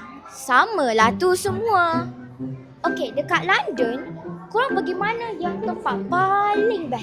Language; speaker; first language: Malay; native; Malay